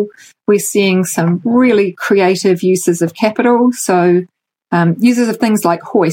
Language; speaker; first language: English; native; English